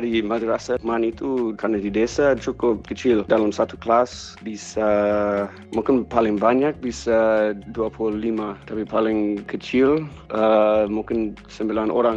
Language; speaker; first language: Indonesian; non-native, fluent; English